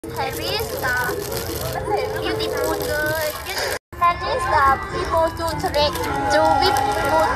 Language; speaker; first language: English; non-native, learner; Vietnamese